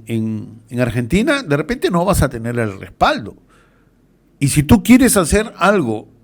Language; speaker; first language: Spanish; native; Spanish